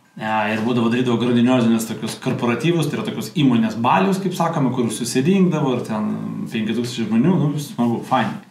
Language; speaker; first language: Lithuanian; non-native, local second language; Russian